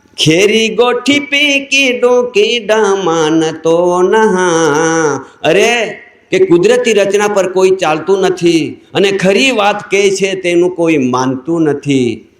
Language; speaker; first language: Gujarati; non-native, local second language; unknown